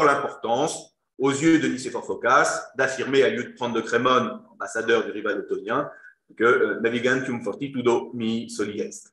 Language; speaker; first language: French; native; French